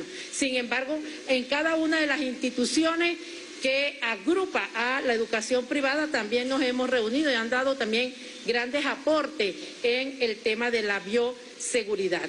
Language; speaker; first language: Spanish; native; Spanish